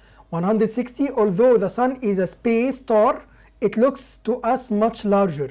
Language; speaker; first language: English; non-native, fluent; Arabic